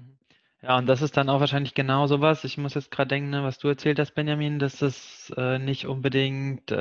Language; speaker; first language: German; native; German